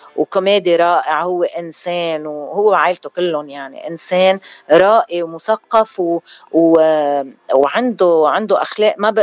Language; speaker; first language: Arabic; non-native, local second language; Armenian